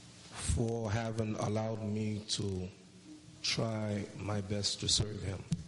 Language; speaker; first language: English; native; English